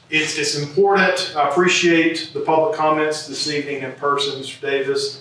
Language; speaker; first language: English; native; English